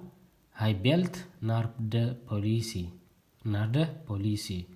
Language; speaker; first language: Dutch; non-native, fluent; Tigrinya